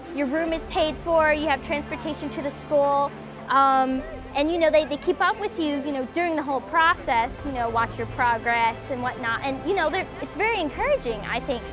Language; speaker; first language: English; native; English